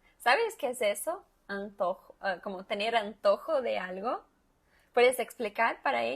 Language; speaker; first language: Spanish; non-native, fluent; Portuguese